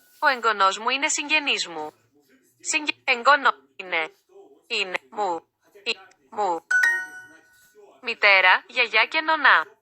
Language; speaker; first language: Greek; non-native, learner; Ukrainian